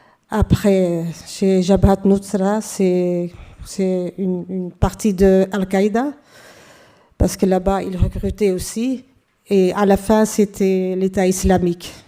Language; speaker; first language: French; non-native, fluent; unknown